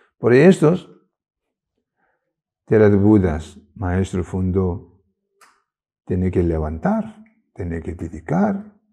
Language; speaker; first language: Spanish; non-native, learner; Tibetan